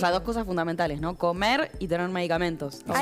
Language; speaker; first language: Spanish; native; Spanish